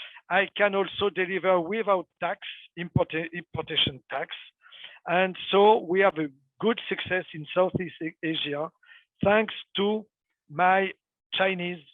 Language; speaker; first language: English; non-native, fluent; French